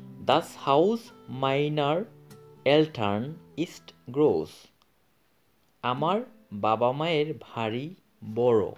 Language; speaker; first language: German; non-native, fluent; Bangla